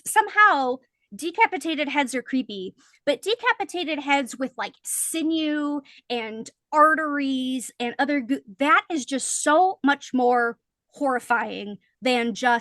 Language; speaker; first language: English; native; English